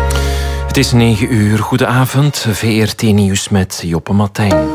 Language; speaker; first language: Dutch; native; Dutch